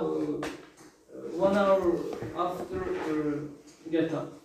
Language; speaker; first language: English; non-native, learner; Turkmen